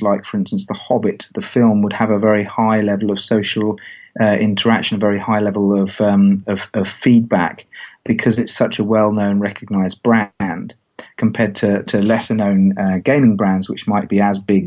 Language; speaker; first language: English; native; English